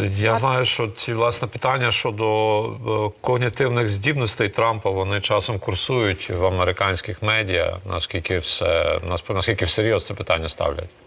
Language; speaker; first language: Ukrainian; native; Ukrainian